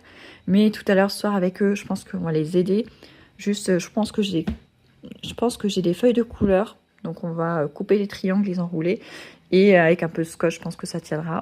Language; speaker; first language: French; native; French